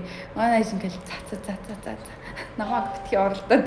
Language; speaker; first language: Mongolian; early bilingual, heritage; Mongolian